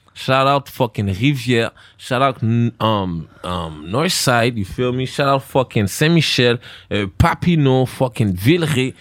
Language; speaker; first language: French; native; French